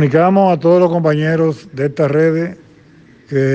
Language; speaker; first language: Spanish; native; Spanish